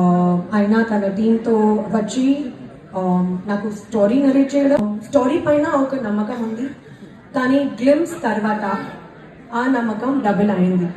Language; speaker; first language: Telugu; non-native, learner; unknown